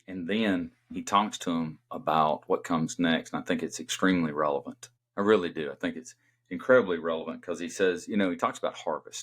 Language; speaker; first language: English; native; English